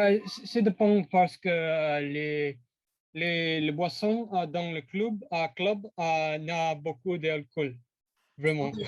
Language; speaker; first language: French; non-native, learner; English